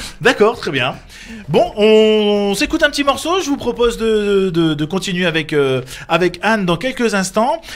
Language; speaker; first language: French; native; French